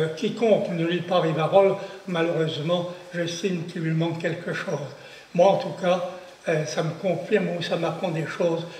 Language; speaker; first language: French; native; French